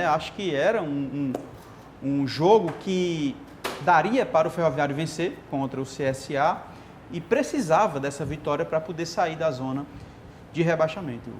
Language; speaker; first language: Portuguese; native; Portuguese